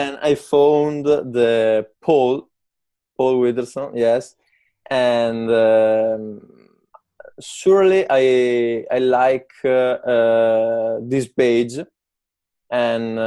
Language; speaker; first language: English; non-native, learner; Italian